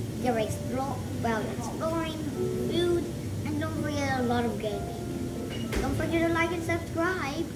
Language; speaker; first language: English; non-native, learner; Thai